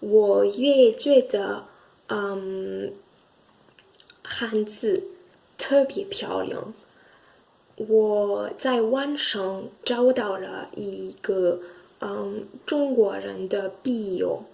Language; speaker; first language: Chinese; non-native, learner; French